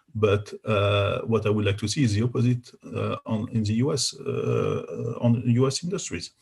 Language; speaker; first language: English; non-native, fluent; French